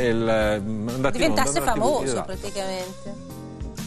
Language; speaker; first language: Italian; native; Italian